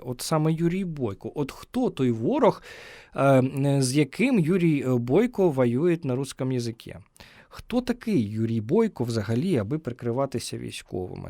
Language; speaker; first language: Ukrainian; native; Ukrainian